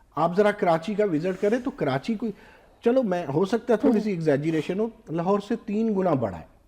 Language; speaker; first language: Urdu; non-native, local second language; Punjabi